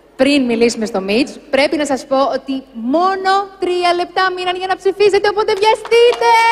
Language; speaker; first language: Greek; native; Greek